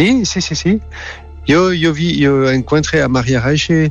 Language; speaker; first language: Spanish; non-native, learner; French